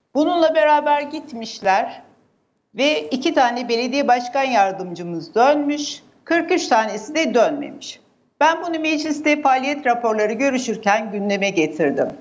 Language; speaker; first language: Turkish; native; Turkish